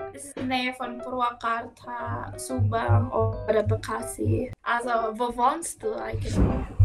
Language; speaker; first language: German; non-native, fluent; Indonesian